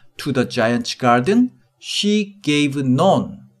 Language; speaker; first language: English; non-native, fluent; Korean